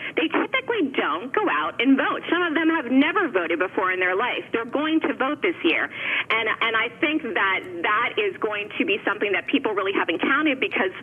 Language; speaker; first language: English; native; English